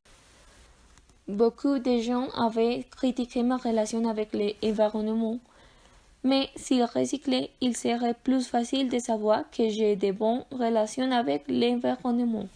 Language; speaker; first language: French; non-native, learner; Spanish